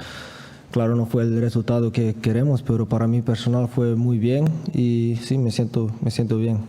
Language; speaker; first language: Spanish; non-native, fluent; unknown